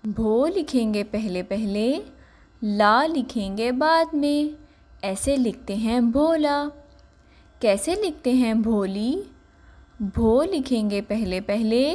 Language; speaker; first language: Urdu; non-native, local second language; Punjabi